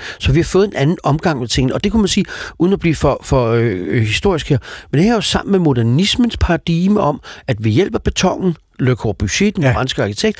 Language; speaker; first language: Danish; native; Danish